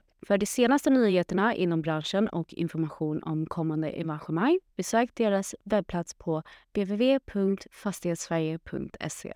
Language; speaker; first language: Swedish; native; Swedish